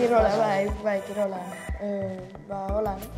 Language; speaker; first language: Basque; non-native, learner; Ukrainian